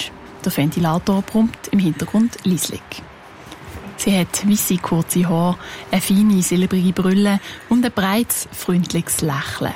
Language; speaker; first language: German; native; German